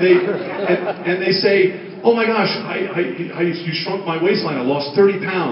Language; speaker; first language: English; native; English